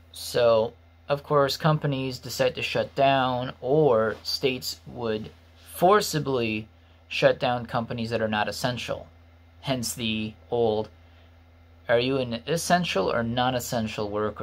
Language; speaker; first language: English; native; English